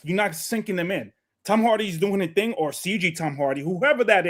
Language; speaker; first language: English; native; English